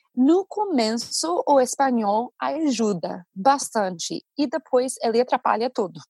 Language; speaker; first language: Portuguese; non-native, fluent; English